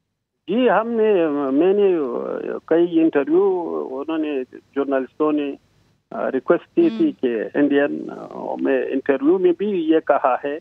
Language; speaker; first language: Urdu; non-native, fluent; Pashto